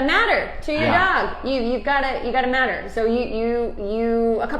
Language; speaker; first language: English; native; English